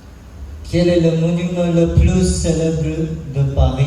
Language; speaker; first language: French; non-native, learner; Sinhala